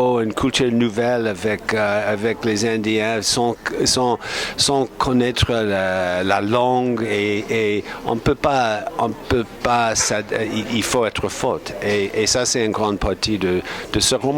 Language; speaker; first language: French; non-native, fluent; English